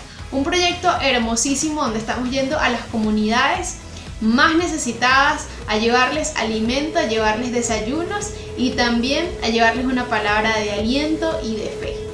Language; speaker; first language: Spanish; native; Spanish